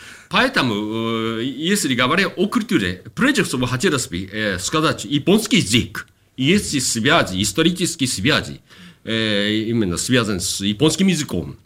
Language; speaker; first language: Russian; non-native, fluent; Japanese